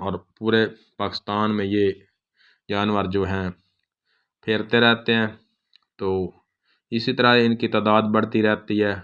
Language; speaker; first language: Urdu; non-native, local second language; Punjabi